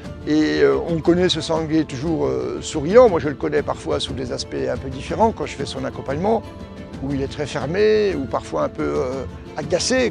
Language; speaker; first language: French; native; French